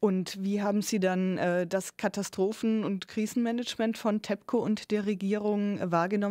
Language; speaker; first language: German; native; German